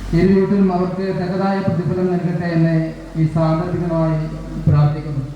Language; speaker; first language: Malayalam; native; Malayalam